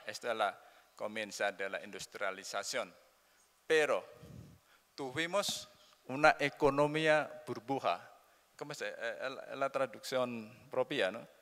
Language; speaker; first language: Spanish; non-native, learner; Indonesian